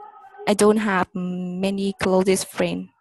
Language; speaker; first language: English; non-native, learner; Vietnamese